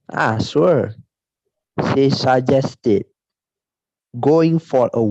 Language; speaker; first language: English; non-native, learner; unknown